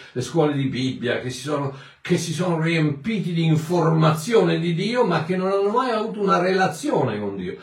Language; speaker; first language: Italian; native; Italian